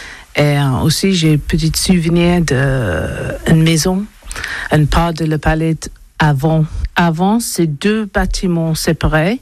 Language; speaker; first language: French; non-native, learner; English